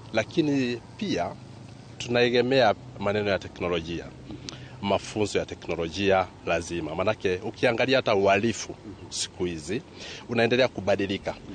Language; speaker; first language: Swahili; non-native, local second language; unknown